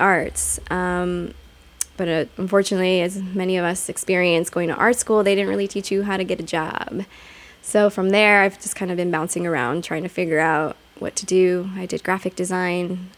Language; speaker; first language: English; native; English